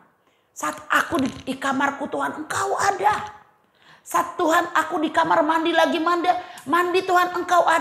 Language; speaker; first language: Indonesian; native; Indonesian